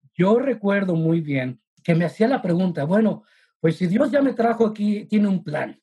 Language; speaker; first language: Spanish; native; Spanish